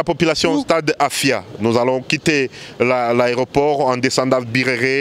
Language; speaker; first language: French; non-native, local second language; Swahili